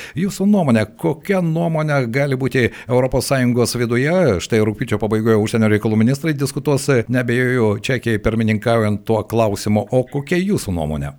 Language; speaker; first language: Lithuanian; native; Lithuanian